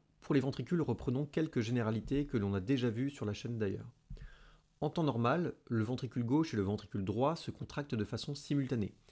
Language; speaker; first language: French; native; French